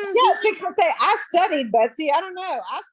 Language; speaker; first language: English; native; English